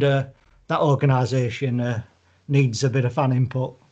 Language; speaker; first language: English; native; English